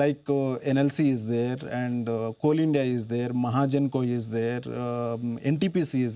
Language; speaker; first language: English; non-native, local second language; Telugu